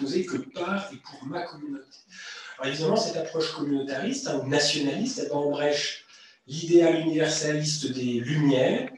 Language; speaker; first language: French; native; French